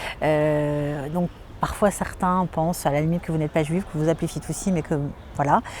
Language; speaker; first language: French; native; French